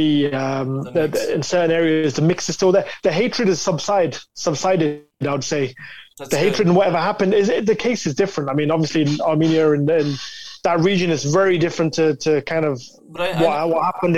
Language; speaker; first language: English; native; English